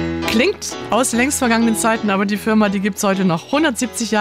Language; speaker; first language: German; native; German